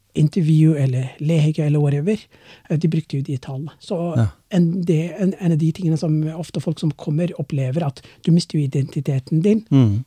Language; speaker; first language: Norwegian; non-native, fluent; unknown